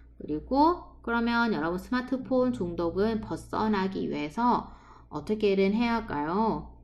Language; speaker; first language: Korean; non-native, fluent; Vietnamese